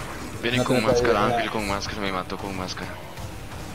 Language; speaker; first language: Spanish; native; Spanish